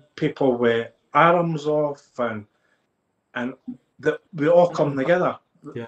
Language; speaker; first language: English; native; English